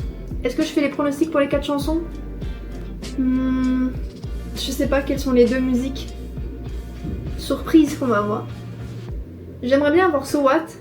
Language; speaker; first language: French; native; French